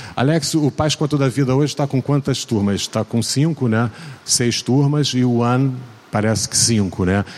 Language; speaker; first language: Portuguese; native; Portuguese